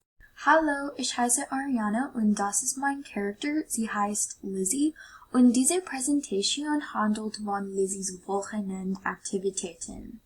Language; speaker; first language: German; non-native, learner; English